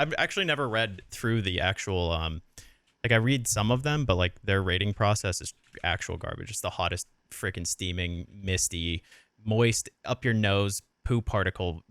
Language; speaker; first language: English; native; English